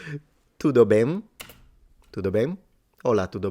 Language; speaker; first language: Portuguese; non-native, learner; Italian